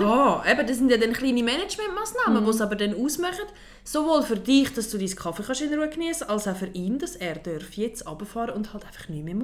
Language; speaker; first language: German; native; German